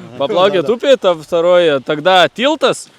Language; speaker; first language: Russian; non-native, local second language; Lithuanian